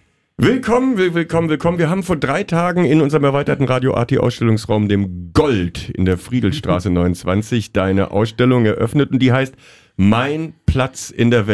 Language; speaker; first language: German; native; German